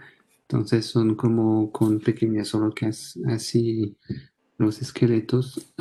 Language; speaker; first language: Spanish; non-native, fluent; French